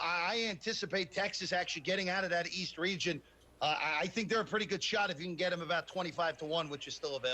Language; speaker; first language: English; native; English